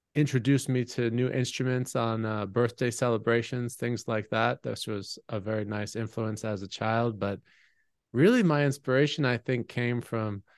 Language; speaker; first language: English; native; English